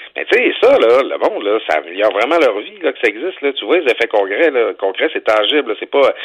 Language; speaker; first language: French; native; French